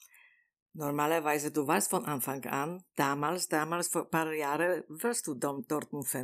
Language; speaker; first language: German; non-native, learner; Polish